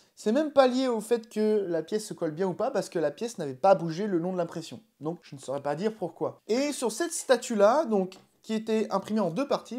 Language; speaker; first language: French; native; French